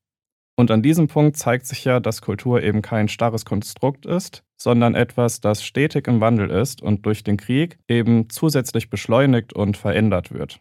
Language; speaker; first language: German; native; German